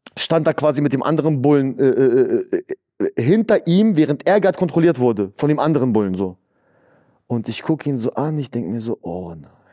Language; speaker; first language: German; early bilingual, other home language; Russian